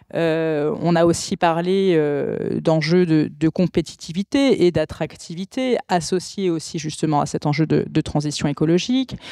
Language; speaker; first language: French; native; French